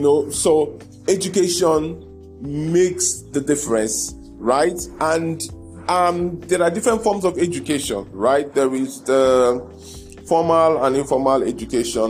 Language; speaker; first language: English; non-native, local second language; Igbo